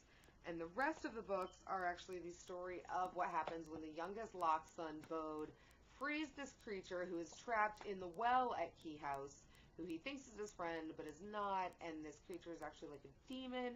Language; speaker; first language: English; native; English